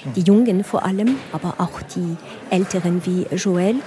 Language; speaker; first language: German; non-native, learner; French